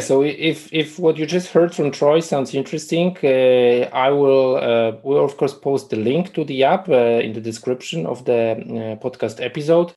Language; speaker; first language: English; non-native, fluent; Polish